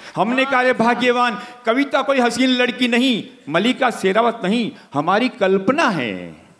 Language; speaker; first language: Hindi; native; Hindi